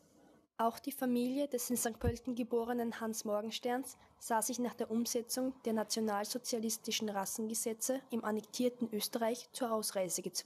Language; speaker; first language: German; native; German